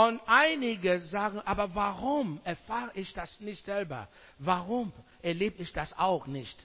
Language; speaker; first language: German; non-native, learner; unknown